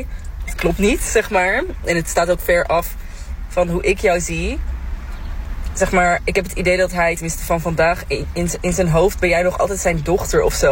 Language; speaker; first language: Dutch; native; Dutch